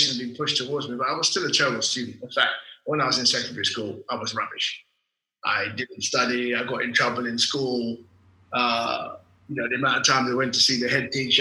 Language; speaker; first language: English; native; English